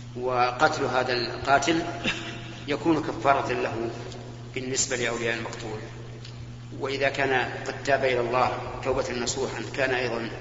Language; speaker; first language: Arabic; native; Arabic